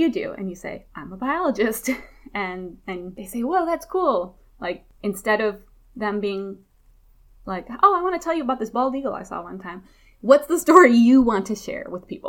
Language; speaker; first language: English; native; English